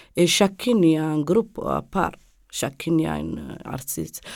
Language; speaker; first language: French; non-native, local second language; Arabic